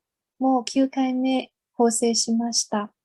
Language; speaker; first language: Japanese; non-native, learner; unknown